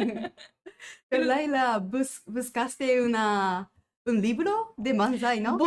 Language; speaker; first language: Spanish; non-native, learner; Japanese